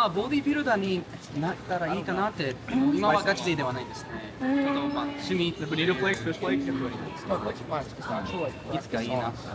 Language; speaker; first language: Japanese; native; Japanese